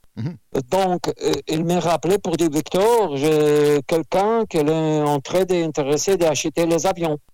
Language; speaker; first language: French; non-native, fluent; Russian